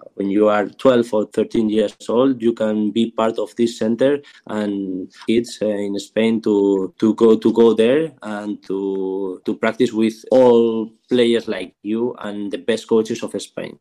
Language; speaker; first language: English; non-native, learner; Spanish